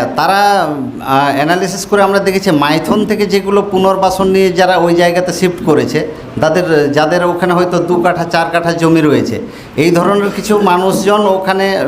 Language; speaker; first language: Bangla; non-native, local second language; Santali